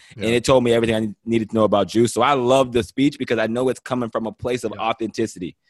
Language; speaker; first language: English; native; English